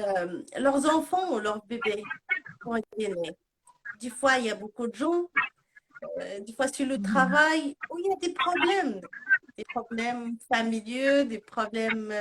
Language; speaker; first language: French; non-native, local second language; Arabic